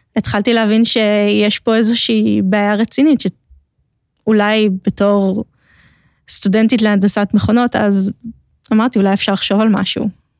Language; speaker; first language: Hebrew; native; Hebrew